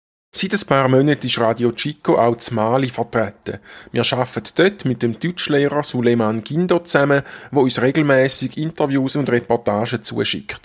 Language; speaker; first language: German; native; German